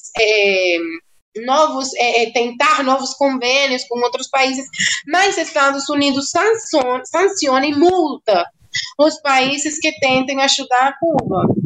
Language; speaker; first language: Portuguese; non-native, fluent; Spanish